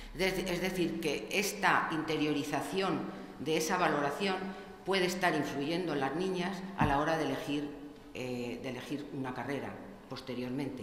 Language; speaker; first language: Spanish; native; Spanish